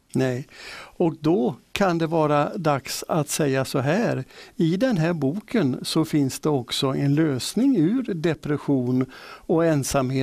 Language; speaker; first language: Swedish; native; Swedish